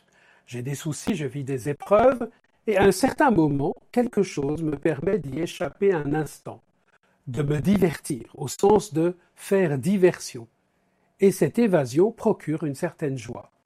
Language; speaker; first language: French; native; French